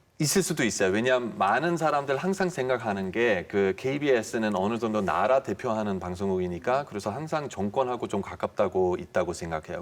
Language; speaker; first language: Korean; non-native, fluent; German